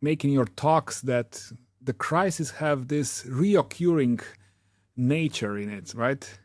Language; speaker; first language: English; non-native, fluent; Slovenian